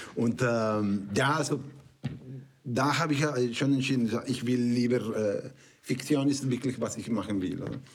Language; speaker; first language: German; non-native, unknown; Spanish